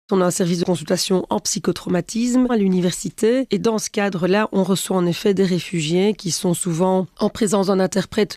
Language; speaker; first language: French; native; French